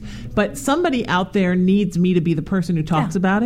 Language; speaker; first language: English; native; English